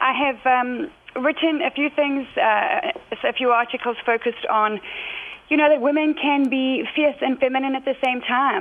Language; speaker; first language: English; native; English